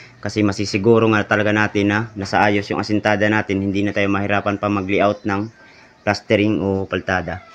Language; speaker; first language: Filipino; non-native, local second language; Cebuano